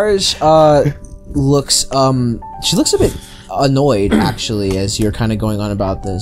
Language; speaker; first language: English; native; English